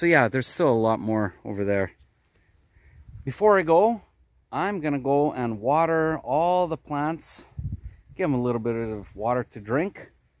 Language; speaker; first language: English; native; English